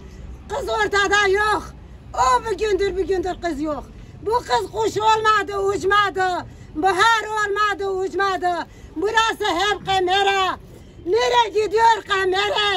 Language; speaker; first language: Turkish; non-native, local second language; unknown